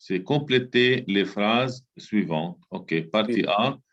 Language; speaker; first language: French; non-native, local second language; Arabic